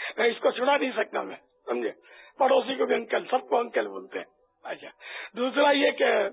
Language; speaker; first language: Urdu; native; Urdu